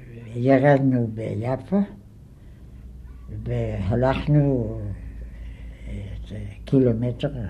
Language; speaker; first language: Hebrew; non-native, fluent; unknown